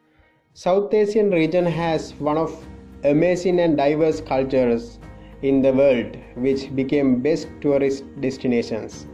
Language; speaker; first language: English; non-native, local second language; Sinhala